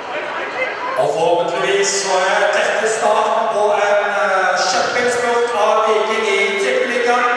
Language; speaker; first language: Norwegian; native; Norwegian